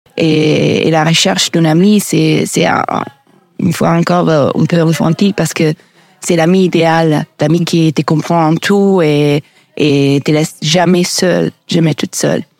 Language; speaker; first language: French; non-native, learner; Italian